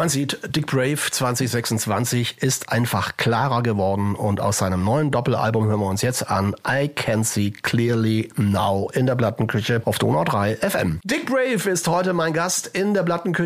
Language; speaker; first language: German; native; German